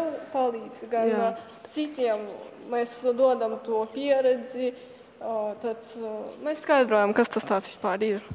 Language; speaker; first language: Latvian; native; Latvian